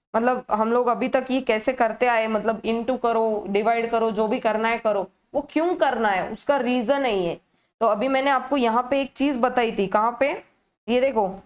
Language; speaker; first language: Hindi; native; Hindi